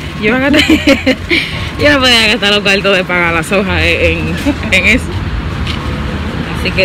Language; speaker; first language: Spanish; native; Spanish